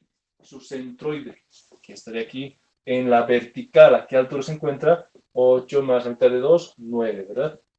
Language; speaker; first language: Spanish; native; Spanish